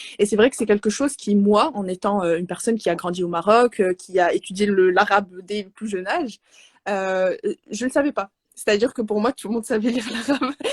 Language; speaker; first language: French; non-native, local second language; Arabic